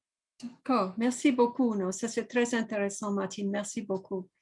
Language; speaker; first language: French; non-native, fluent; English